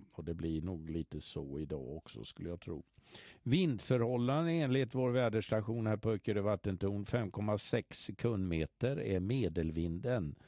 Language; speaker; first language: Swedish; native; Swedish